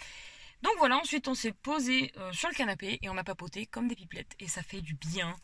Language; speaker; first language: French; native; French